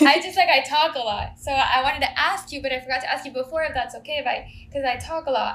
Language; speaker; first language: English; non-native, fluent; Spanish